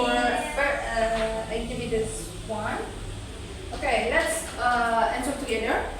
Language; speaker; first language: English; non-native, learner; Indonesian